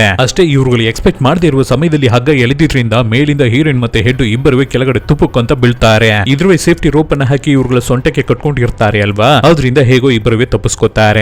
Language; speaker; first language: Kannada; native; Kannada